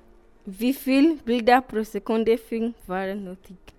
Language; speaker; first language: German; non-native, learner; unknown